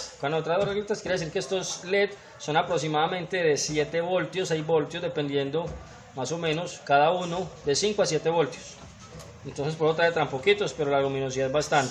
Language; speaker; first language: Spanish; native; Spanish